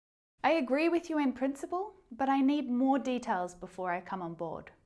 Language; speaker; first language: English; native; English